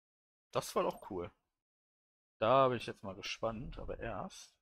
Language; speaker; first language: German; native; German